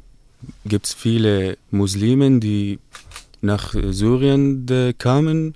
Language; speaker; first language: German; non-native, learner; Arabic